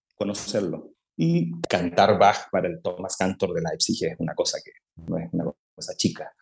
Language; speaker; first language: Spanish; native; Spanish